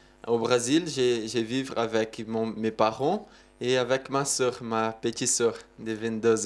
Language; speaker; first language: French; non-native, learner; Portuguese